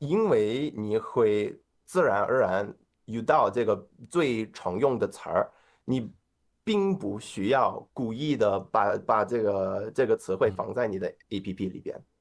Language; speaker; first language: Chinese; non-native, fluent; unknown